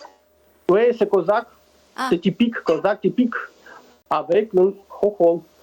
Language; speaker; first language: French; non-native, fluent; Russian